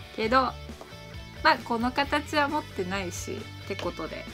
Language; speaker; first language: Japanese; native; Japanese